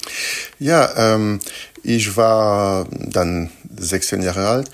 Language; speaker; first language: German; non-native, fluent; French